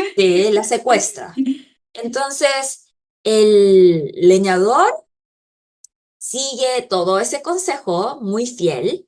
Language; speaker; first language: Spanish; non-native, fluent; Korean